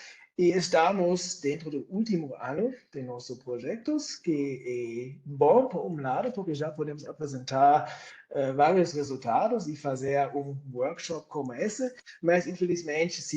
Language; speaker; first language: Portuguese; non-native, fluent; German